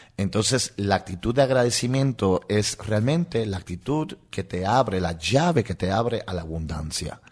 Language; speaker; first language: Spanish; non-native, local second language; English